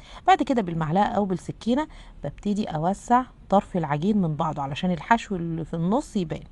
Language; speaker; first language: Arabic; native; Arabic